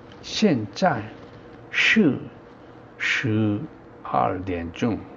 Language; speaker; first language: Chinese; non-native, learner; Korean